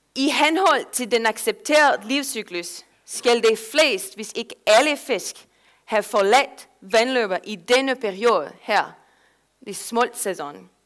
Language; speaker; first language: Danish; non-native, fluent; English